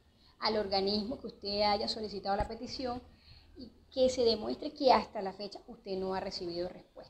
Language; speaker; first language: Spanish; native; Spanish